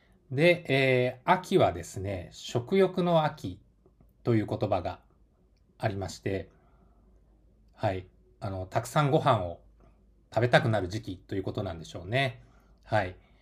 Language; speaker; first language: Japanese; native; Japanese